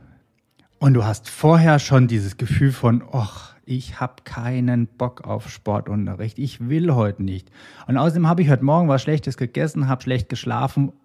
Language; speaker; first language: German; native; German